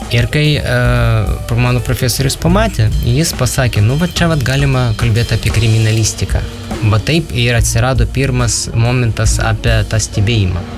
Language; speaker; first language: Lithuanian; non-native, fluent; Ukrainian